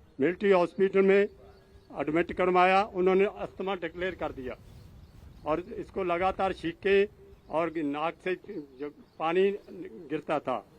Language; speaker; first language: Hindi; non-native, local second language; Punjabi